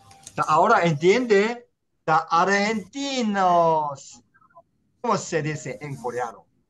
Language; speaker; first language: Spanish; non-native, learner; Korean